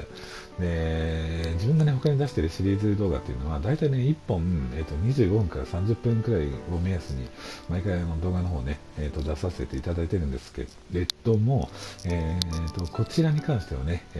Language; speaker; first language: Japanese; native; Japanese